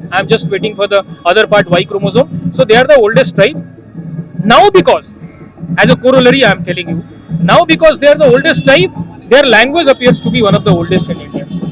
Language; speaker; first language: English; non-native, local second language; Hindi